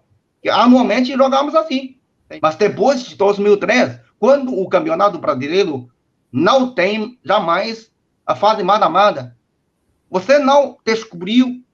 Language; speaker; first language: Portuguese; non-native, fluent; Chinese